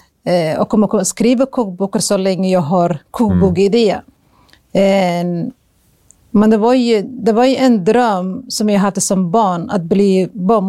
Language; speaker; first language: Swedish; non-native, fluent; Somali